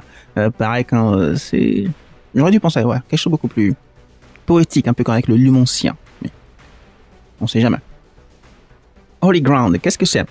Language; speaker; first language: French; native; French